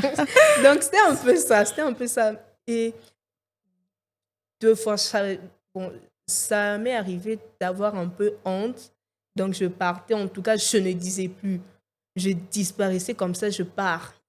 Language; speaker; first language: French; non-native, local second language; Lingala